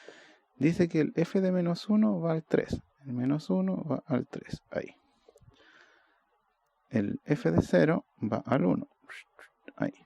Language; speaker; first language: Spanish; native; Spanish